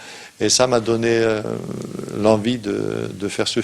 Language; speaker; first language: French; non-native, fluent; German